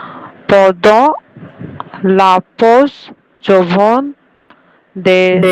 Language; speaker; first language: French; non-native, learner; Bangla